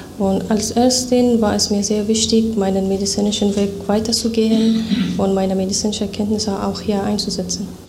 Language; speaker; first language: German; non-native, fluent; Persian